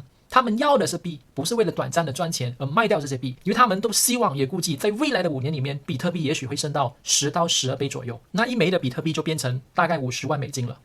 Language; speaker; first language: Chinese; early bilingual, heritage; Chinese